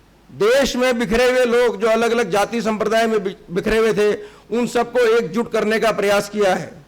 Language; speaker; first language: Hindi; native; Hindi